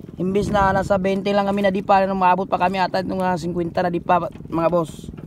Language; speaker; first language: Filipino; non-native, local second language; Cebuano